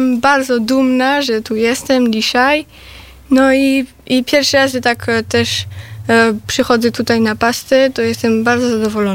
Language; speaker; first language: Polish; early bilingual, heritage; Polish